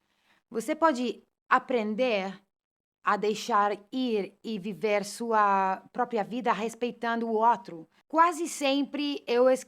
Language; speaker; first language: Portuguese; non-native, fluent; Italian